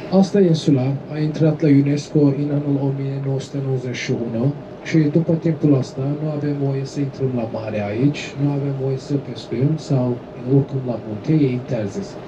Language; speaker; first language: Romanian; non-native, learner; Turkish